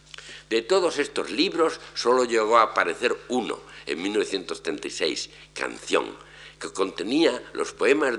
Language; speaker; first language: Spanish; native; Spanish